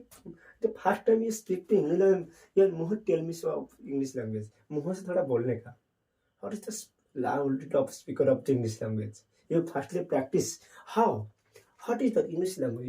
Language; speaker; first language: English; non-native, learner; Hindi